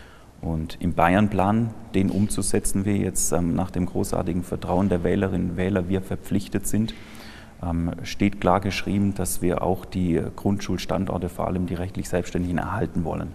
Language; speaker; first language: German; native; German